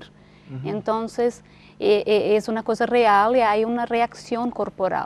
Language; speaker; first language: Spanish; non-native, fluent; Portuguese